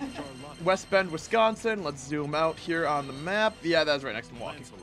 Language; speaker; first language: English; native; English